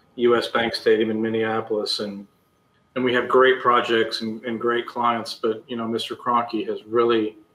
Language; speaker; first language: English; native; English